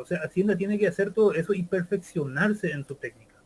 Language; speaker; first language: Spanish; native; Spanish